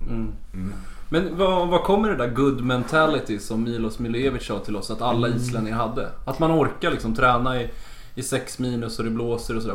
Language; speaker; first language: Swedish; native; Swedish